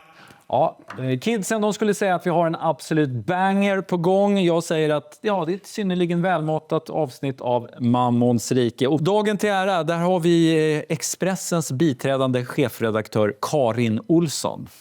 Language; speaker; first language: Swedish; native; Swedish